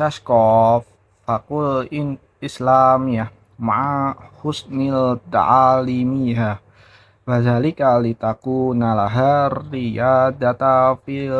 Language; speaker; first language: Arabic; non-native, learner; Indonesian